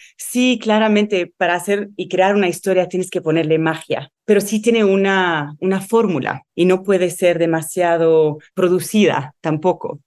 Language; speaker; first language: Spanish; non-native, fluent; Arabic